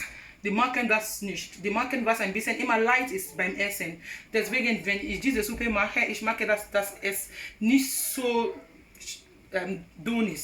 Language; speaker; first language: German; non-native, learner; English